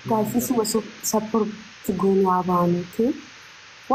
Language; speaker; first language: English; non-native, learner; Oromo